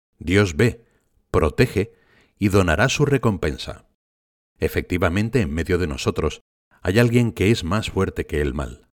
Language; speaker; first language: Spanish; native; Spanish